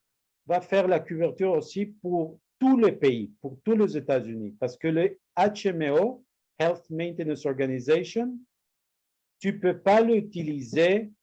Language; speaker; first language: French; non-native, learner; Spanish